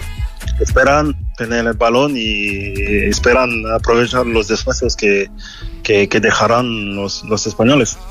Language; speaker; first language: Spanish; non-native, fluent; French